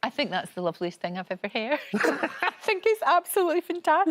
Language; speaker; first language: English; native; English